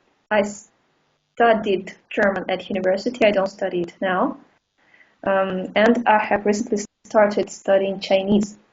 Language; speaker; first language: English; non-native, fluent; Russian